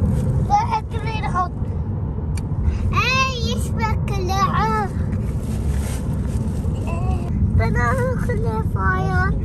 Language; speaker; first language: Arabic; early bilingual, other home language; Urdu